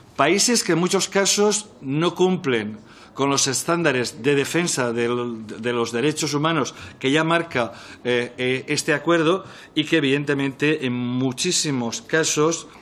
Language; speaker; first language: Spanish; native; Spanish